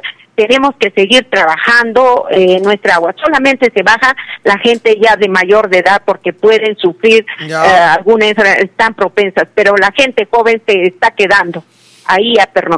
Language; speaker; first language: Spanish; native; Spanish